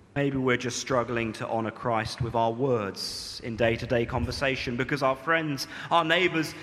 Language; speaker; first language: English; native; English